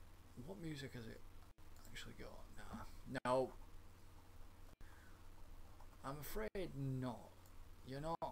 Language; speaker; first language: English; native; English